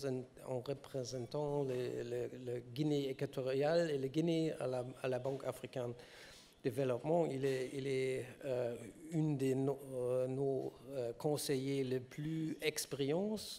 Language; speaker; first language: French; non-native, learner; German